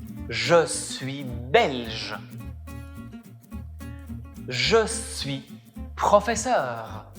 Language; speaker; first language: French; non-native, fluent; Spanish